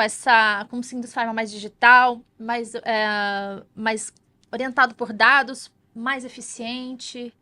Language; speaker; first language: Portuguese; native; Portuguese